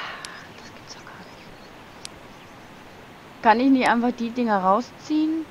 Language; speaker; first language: German; native; German